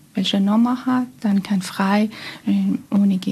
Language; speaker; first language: German; non-native, learner; Persian